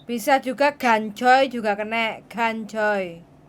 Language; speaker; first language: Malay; non-native, local second language; Javanese